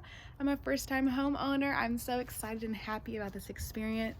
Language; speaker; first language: English; native; English